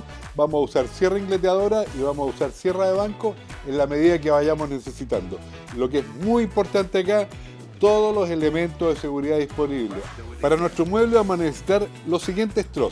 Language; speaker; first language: Spanish; native; Spanish